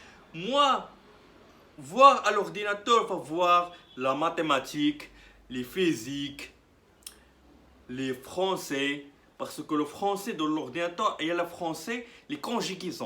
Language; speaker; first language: French; non-native, learner; Arabic